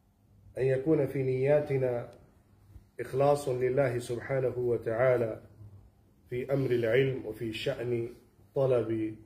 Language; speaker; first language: Arabic; non-native, fluent; Urdu